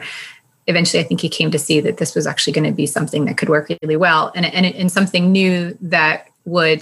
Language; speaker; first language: English; native; English